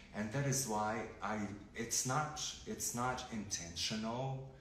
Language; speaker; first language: English; non-native, fluent; Portuguese